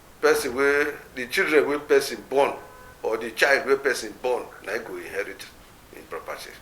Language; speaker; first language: Nigerian Pidgin; non-native, local second language; Bini